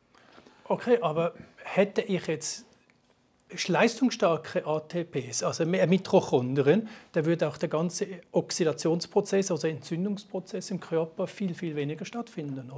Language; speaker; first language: German; native; German